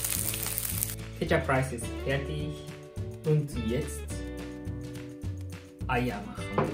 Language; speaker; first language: German; non-native, learner; Japanese